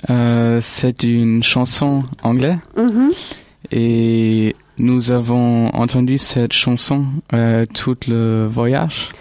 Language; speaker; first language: French; non-native, learner; German